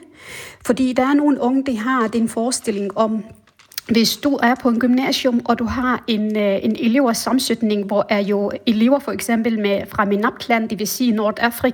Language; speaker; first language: Danish; non-native, fluent; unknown